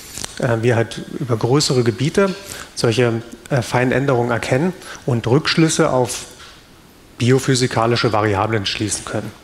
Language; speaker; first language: German; native; German